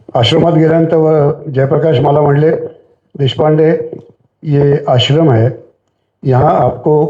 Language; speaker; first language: Hindi; non-native, local second language; Marathi